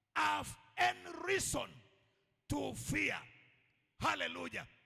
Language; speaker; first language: English; non-native, local second language; Swahili